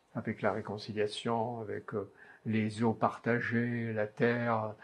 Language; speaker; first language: French; native; French